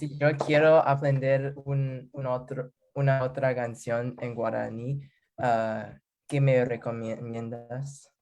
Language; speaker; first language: Spanish; non-native, learner; English